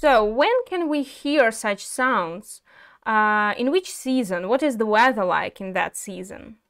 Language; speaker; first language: English; non-native, fluent; Ukrainian